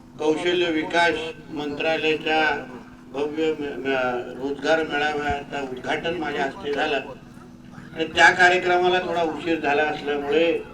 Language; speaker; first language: Marathi; native; Marathi